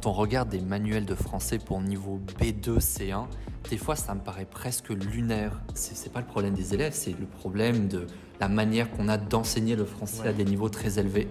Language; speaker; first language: French; native; French